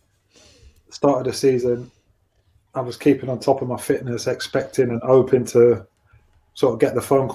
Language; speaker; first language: English; native; English